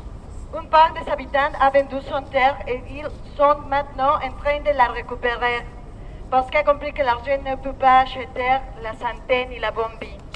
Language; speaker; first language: French; non-native, learner; Spanish